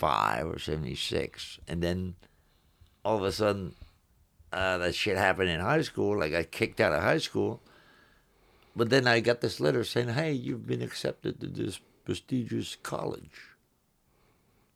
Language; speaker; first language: English; non-native, fluent; French